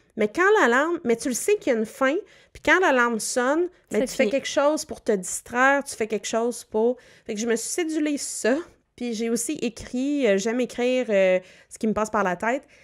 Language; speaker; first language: French; native; French